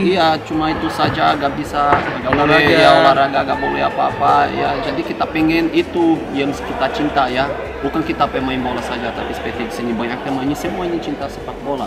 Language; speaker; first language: Indonesian; non-native, fluent; Portuguese